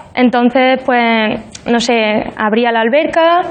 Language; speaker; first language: Spanish; native; Spanish